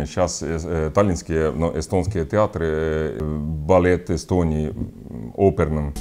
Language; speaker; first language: Russian; non-native, local second language; Estonian